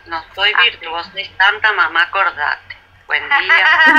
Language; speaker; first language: Spanish; native; Spanish